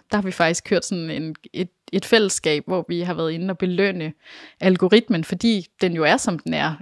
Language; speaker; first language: Danish; native; Danish